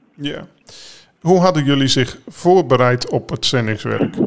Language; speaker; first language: Dutch; native; Dutch